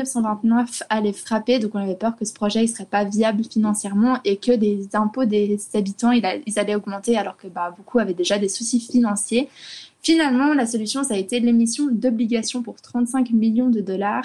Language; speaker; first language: French; native; French